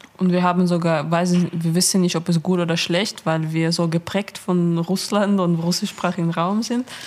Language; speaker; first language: German; non-native, fluent; Russian